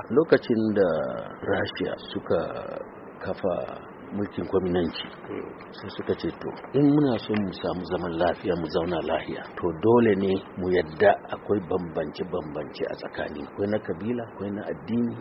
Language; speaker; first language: Hausa; non-native, local second language; Fula